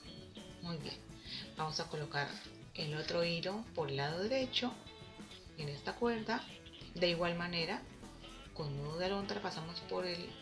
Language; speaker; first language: Spanish; native; Spanish